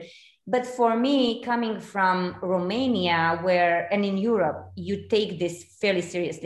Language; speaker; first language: English; non-native, fluent; Romanian